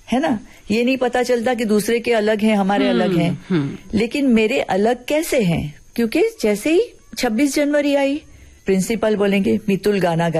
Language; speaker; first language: Hindi; native; Hindi